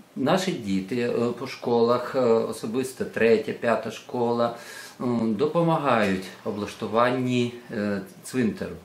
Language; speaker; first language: Ukrainian; native; Ukrainian